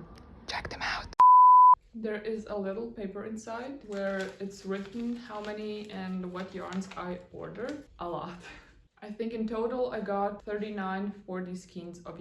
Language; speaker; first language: English; non-native, fluent; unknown